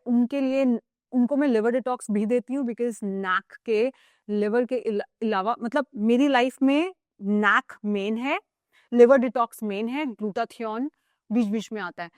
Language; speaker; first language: Hindi; native; Hindi